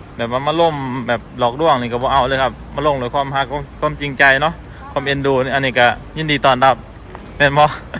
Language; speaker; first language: Thai; native; Thai